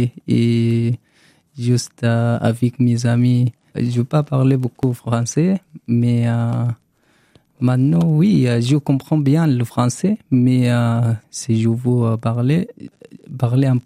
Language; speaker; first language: French; non-native, learner; Arabic